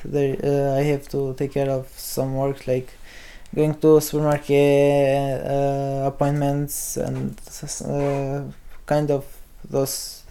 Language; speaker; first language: English; non-native, learner; Albanian